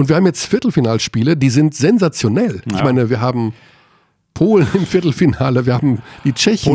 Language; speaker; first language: German; native; German